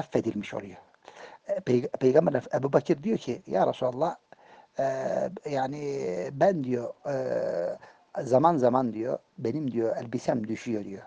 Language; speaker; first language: Turkish; native; Turkish